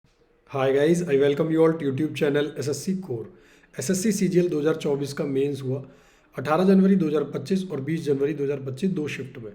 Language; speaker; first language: Hindi; native; Hindi